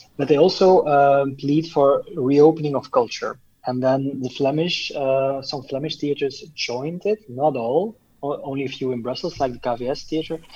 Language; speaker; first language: English; non-native, fluent; Dutch